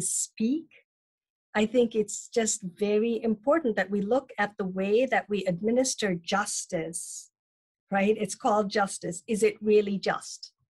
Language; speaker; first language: English; non-native, local second language; Tamil